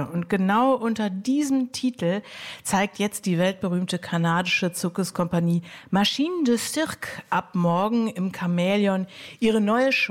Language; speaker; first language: German; native; German